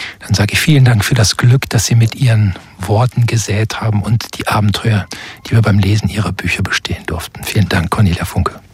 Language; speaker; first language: German; native; German